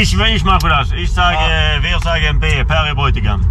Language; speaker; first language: German; non-native, learner; Swedish